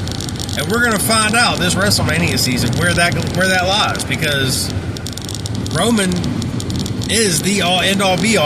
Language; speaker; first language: English; native; English